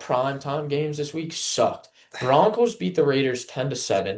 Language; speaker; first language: English; native; English